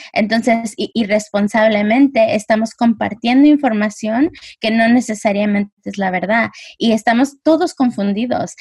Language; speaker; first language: Spanish; early bilingual, heritage; Spanish